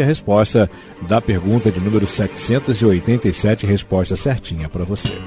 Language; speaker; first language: Portuguese; native; Portuguese